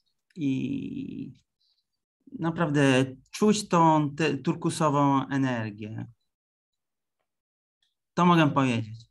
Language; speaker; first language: Polish; early bilingual, heritage; Italian